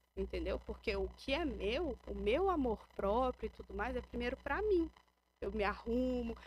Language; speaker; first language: Portuguese; native; Portuguese